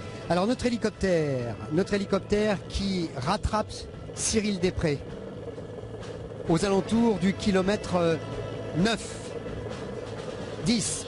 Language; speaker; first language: French; native; French